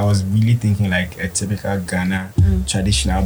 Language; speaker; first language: English; non-native, local second language; Akan